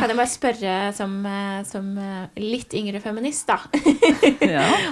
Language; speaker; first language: Norwegian; native; Norwegian